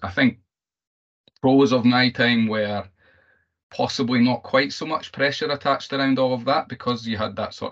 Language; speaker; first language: English; native; English